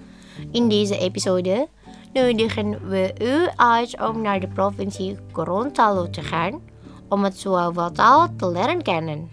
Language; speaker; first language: Dutch; non-native, learner; Indonesian